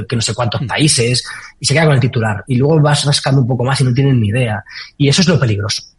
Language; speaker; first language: Spanish; native; Spanish